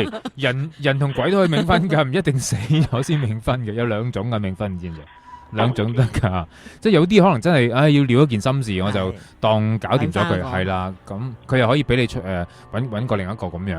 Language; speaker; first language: Cantonese; native; Cantonese